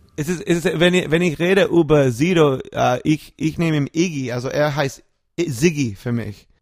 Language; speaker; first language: German; non-native, learner; English